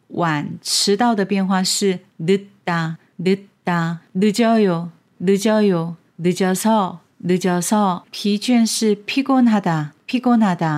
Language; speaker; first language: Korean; non-native, fluent; Chinese